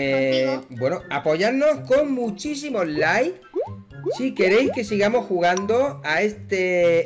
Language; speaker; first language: Spanish; native; Spanish